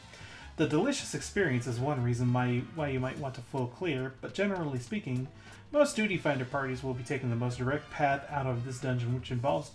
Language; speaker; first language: English; native; English